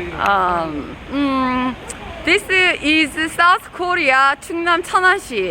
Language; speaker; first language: English; non-native, learner; Korean